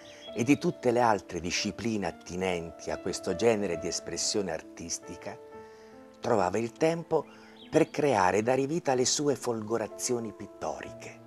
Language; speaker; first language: Italian; native; Italian